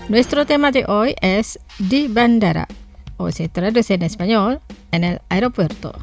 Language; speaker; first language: Spanish; non-native, fluent; Indonesian